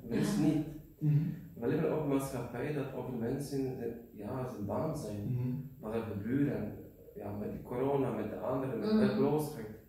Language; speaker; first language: Dutch; non-native, learner; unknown